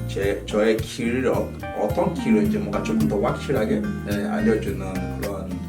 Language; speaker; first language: Korean; non-native, fluent; Yoruba